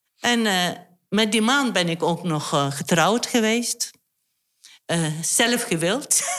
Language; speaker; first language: Dutch; non-native, fluent; Turkish